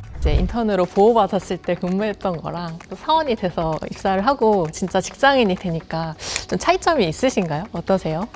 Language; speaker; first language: Korean; native; Korean